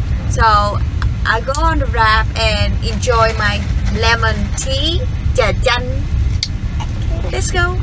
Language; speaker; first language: English; non-native, learner; Vietnamese